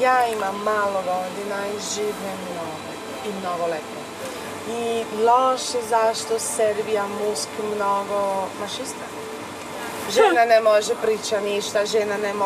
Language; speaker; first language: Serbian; non-native, learner; Spanish